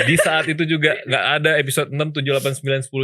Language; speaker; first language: Indonesian; native; Indonesian